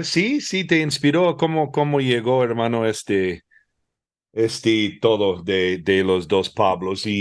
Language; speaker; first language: Spanish; early bilingual, heritage; Spanish